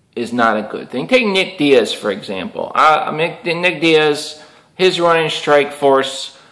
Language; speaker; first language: English; native; English